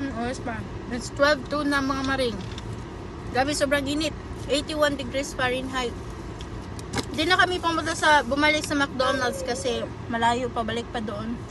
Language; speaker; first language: Filipino; native; Filipino